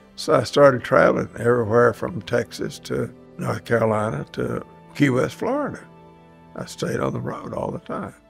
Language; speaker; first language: English; native; English